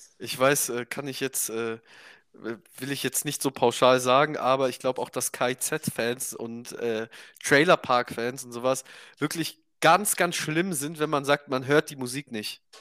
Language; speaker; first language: German; native; German